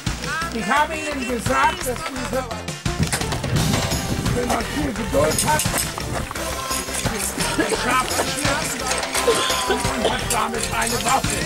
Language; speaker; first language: German; non-native, fluent; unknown